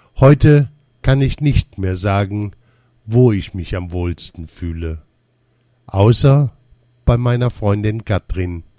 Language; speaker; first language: German; early bilingual, other home language; Russian